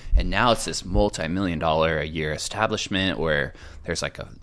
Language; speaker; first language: English; native; English